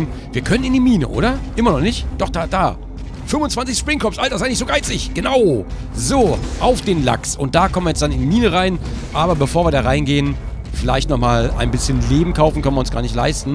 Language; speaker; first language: German; native; German